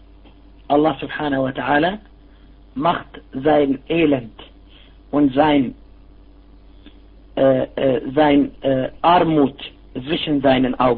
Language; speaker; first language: German; non-native, fluent; Arabic